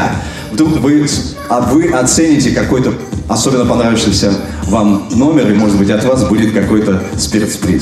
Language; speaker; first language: Russian; native; Russian